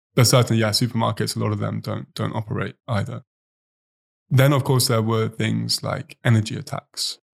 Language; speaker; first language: English; native; English